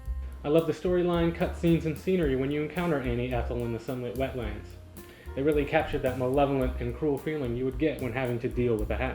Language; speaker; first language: English; native; English